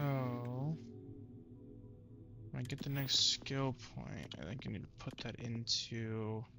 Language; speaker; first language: English; native; English